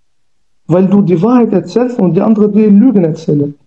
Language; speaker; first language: German; non-native, learner; Kurdish